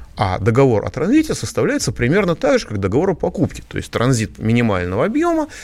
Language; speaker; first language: Russian; native; Russian